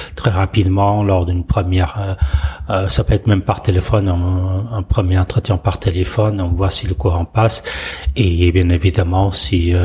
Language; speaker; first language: French; non-native, fluent; Portuguese